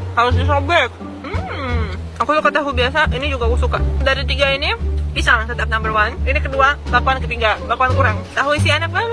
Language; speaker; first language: Indonesian; non-native, learner; Dutch